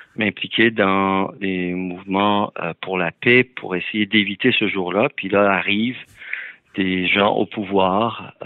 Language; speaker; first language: French; early bilingual, other home language; Persian